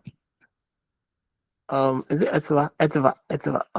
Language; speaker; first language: German; non-native, learner; Akan